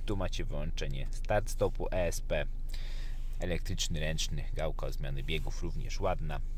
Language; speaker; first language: Polish; native; Polish